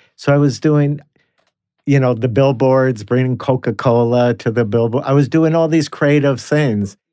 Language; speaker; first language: English; native; English